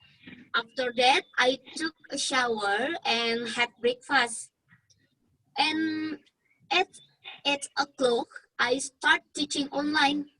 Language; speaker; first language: English; non-native, learner; Indonesian